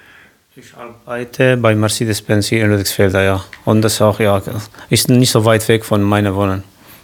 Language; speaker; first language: German; non-native, learner; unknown